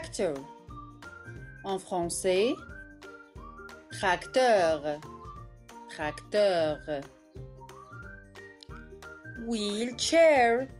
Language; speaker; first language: French; non-native, local second language; Arabic